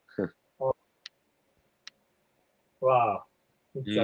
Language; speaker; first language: English; non-native, learner; Japanese